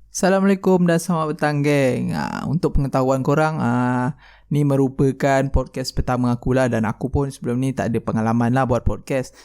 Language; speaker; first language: Malay; native; Malay